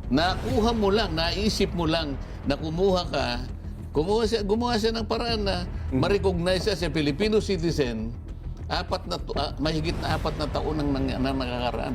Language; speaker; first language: Filipino; native; Filipino